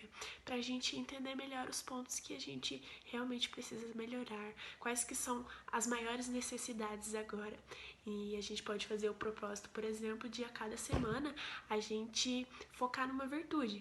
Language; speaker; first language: Portuguese; native; Portuguese